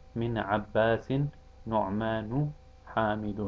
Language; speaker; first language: Arabic; non-native, fluent; Urdu